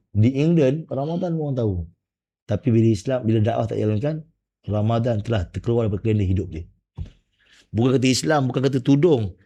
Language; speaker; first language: Malay; native; Malay